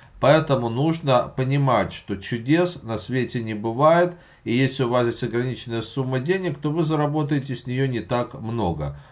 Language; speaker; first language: Russian; native; Russian